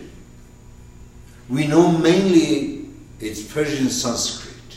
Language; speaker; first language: English; non-native, fluent; Persian